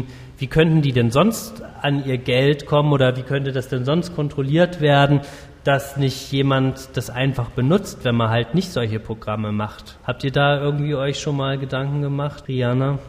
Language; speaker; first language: German; native; German